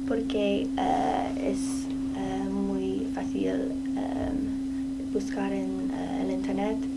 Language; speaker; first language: Spanish; non-native, learner; English